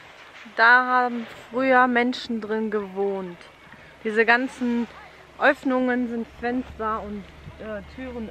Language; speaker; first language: German; early bilingual, other home language; Turkish